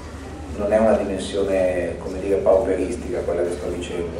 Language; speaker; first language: Italian; native; Italian